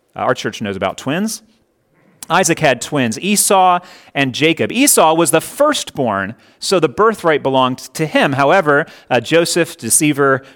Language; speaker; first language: English; native; English